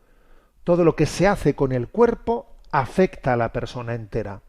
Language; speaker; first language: Spanish; native; Spanish